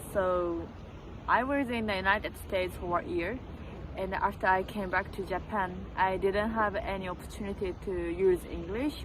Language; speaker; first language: English; non-native, learner; Japanese